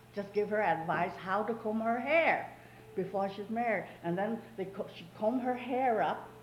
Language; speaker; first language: English; early bilingual, other home language; Chinese